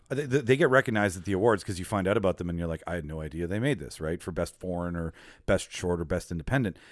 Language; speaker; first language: English; native; English